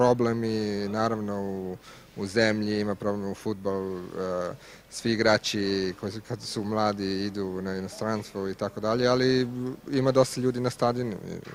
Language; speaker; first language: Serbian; non-native, learner; Italian